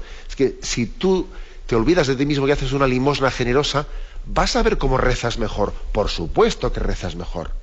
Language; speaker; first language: Spanish; native; Spanish